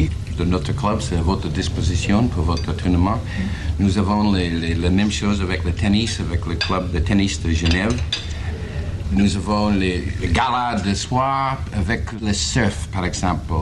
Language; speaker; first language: French; non-native, learner; English